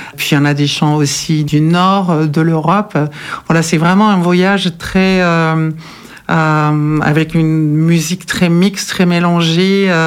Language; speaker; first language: French; non-native, fluent; German